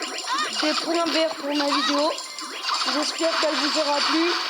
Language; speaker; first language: French; native; French